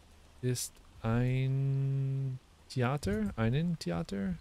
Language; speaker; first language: German; non-native, learner; English